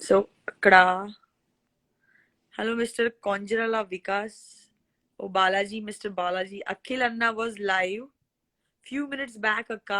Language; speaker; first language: Telugu; non-native, local second language; Gujarati